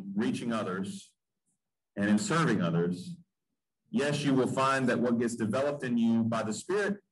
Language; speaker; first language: English; native; English